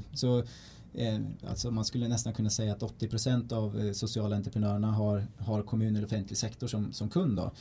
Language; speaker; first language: Swedish; native; Swedish